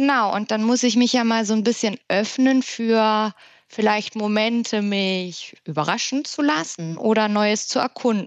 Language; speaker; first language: German; native; German